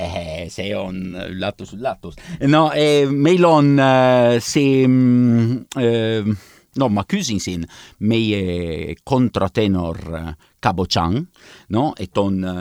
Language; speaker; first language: Estonian; non-native, learner; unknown